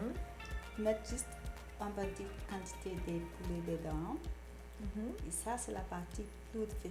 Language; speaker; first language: French; non-native, learner; Portuguese